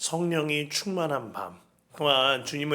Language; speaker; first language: Korean; native; Korean